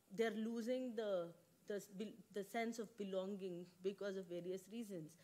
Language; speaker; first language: English; non-native, local second language; Kannada